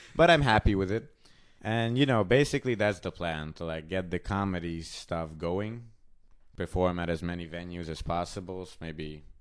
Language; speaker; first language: English; non-native, fluent; Hungarian